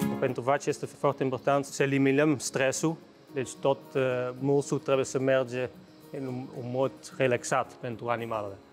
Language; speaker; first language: Romanian; non-native, fluent; Dutch